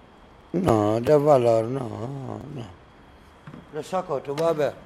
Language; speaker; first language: Spanish; non-native, learner; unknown